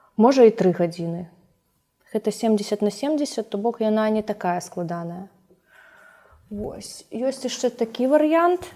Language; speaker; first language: Belarusian; non-native, local second language; Russian